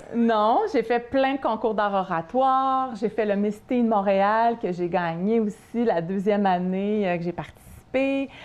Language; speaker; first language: French; native; French